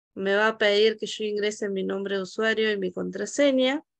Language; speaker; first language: Spanish; native; Spanish